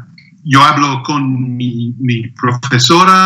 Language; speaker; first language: Spanish; non-native, learner; English